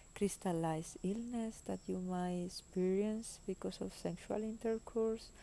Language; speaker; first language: English; non-native, fluent; Spanish